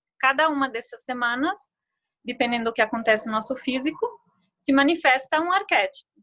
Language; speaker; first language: Portuguese; non-native, fluent; Italian